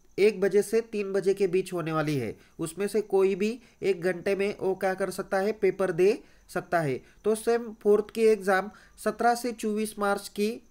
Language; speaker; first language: Hindi; non-native, local second language; Marathi